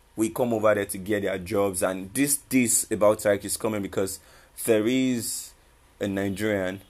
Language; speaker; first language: English; non-native, local second language; Yoruba